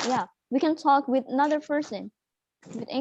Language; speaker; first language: English; non-native, fluent; Indonesian